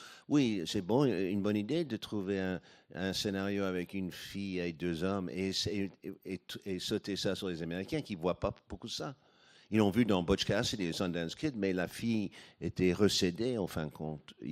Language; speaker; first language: French; non-native, fluent; English